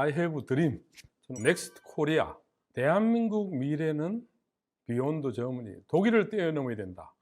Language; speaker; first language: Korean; native; Korean